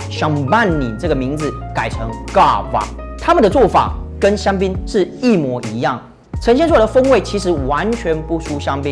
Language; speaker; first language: Chinese; native; Chinese